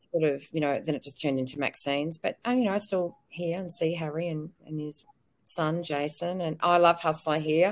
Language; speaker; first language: English; native; English